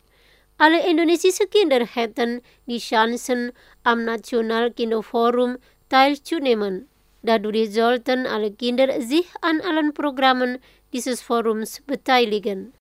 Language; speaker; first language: German; non-native, fluent; Indonesian